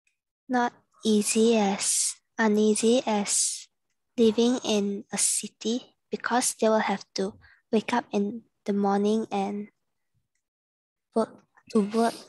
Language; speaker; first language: English; non-native, learner; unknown